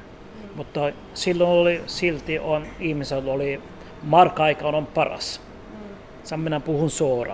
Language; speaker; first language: Finnish; non-native, learner; Turkish